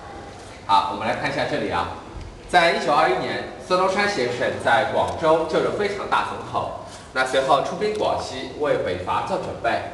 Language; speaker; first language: Chinese; native; Chinese